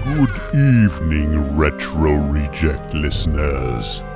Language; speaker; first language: English; native; English